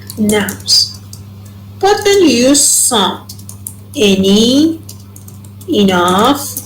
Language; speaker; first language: English; non-native, fluent; Persian